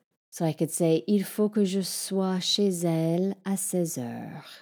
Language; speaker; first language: French; non-native, fluent; English